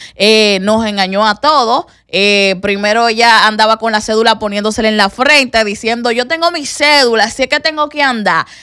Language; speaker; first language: Spanish; native; Spanish